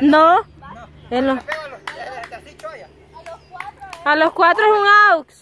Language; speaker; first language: Spanish; native; Spanish